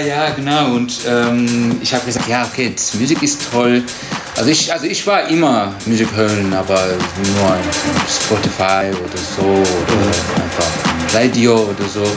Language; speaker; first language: German; non-native, learner; Turkish